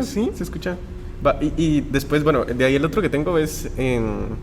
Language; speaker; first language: Spanish; native; Spanish